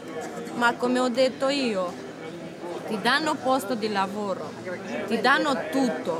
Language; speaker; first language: Italian; non-native, learner; Romanian